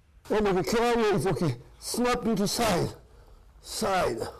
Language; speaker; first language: English; non-native, learner; Japanese